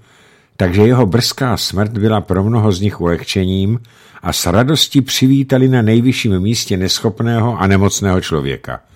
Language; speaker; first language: Czech; native; Czech